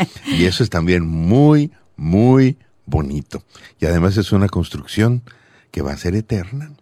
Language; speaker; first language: Spanish; native; Spanish